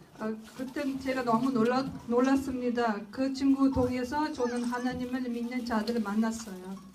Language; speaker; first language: Korean; non-native, learner; Russian